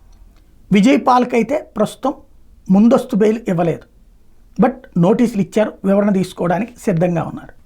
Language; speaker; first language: Telugu; native; Telugu